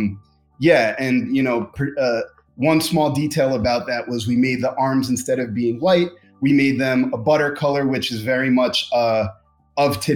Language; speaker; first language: English; native; English